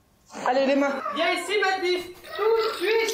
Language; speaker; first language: French; native; French